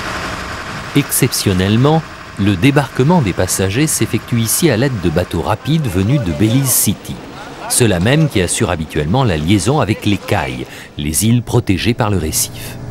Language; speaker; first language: French; native; French